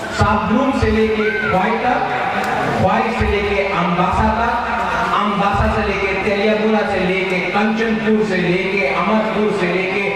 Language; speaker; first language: Hindi; non-native, local second language; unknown